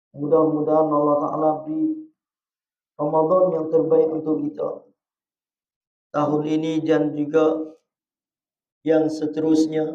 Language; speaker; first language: Malay; non-native, fluent; Western Cham